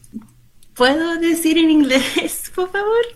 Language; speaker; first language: Spanish; non-native, learner; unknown